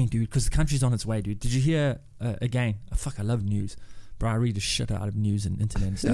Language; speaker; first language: English; native; English